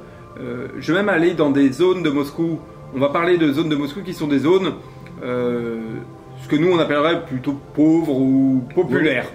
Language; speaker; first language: French; native; French